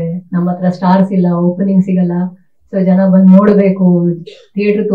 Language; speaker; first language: Kannada; native; Kannada